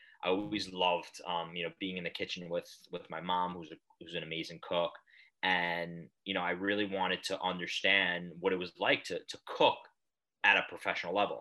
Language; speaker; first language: English; native; English